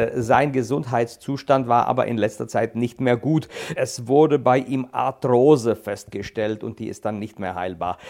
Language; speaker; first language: German; non-native, fluent; Czech